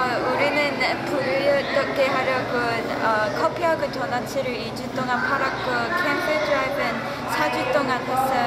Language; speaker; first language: Korean; early bilingual, heritage; Korean